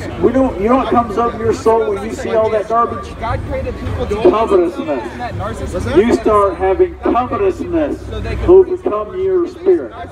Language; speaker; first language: English; native; English